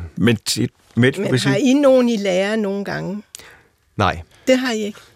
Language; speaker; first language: Danish; native; Danish